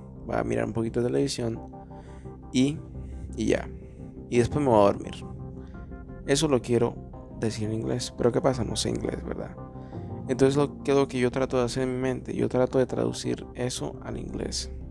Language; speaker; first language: Spanish; native; Spanish